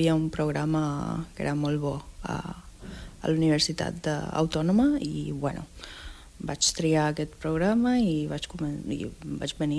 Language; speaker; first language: Catalan; non-native, fluent; Spanish